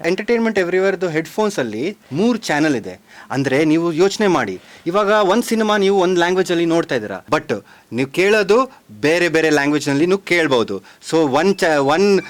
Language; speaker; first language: Kannada; non-native, local second language; Marathi